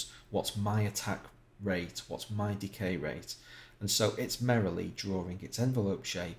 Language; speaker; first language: English; native; English